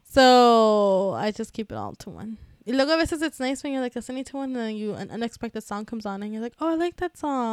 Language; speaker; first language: English; early bilingual, other home language; Spanish